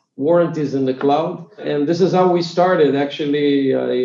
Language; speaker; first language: English; non-native, fluent; Hebrew